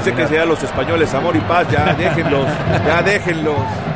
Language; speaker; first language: Spanish; native; Spanish